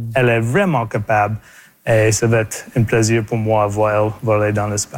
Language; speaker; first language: French; native; French